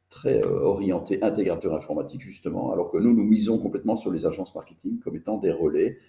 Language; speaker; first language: French; native; French